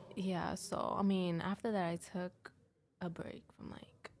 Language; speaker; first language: English; early bilingual, heritage; English